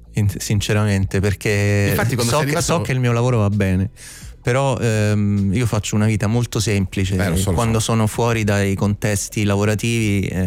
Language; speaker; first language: Italian; native; Italian